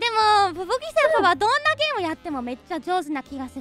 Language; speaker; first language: Japanese; non-native, fluent; German